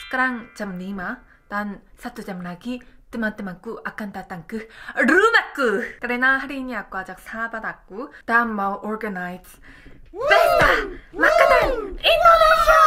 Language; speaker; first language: Indonesian; non-native, fluent; Korean